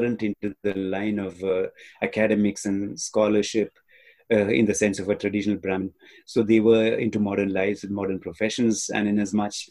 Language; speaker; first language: English; non-native, local second language; Tamil